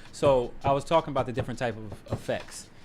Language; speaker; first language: English; native; English